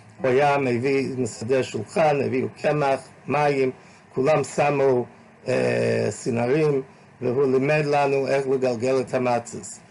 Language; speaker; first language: Hebrew; non-native, fluent; English